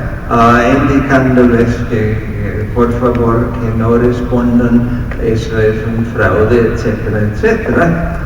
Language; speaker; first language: Spanish; non-native, fluent; English